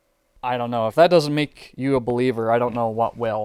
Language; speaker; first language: English; native; English